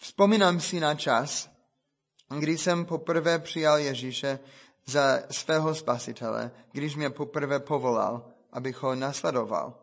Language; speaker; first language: Czech; non-native, fluent; English